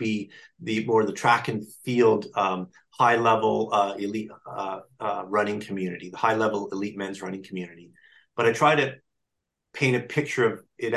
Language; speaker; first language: English; native; English